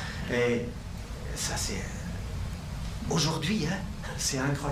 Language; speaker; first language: French; non-native, local second language; German